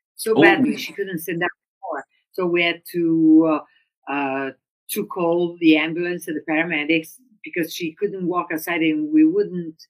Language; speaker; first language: English; non-native, fluent; Italian